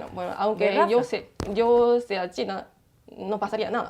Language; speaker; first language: Spanish; non-native, learner; Japanese